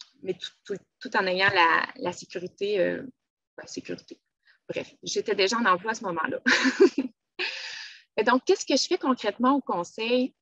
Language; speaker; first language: French; native; French